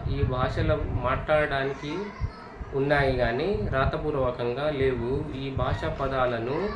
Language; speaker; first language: Telugu; non-native, local second language; Lambadi